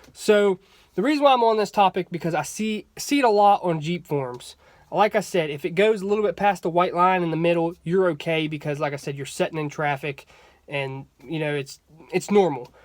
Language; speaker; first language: English; native; English